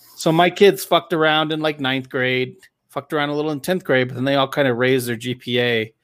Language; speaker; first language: English; native; English